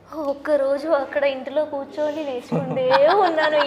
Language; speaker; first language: Telugu; non-native, learner; Malayalam